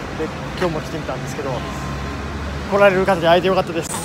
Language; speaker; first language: Japanese; native; Japanese